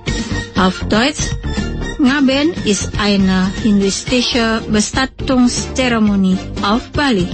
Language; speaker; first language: German; non-native, fluent; Indonesian